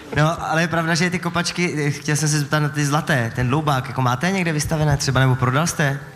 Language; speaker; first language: Czech; native; Czech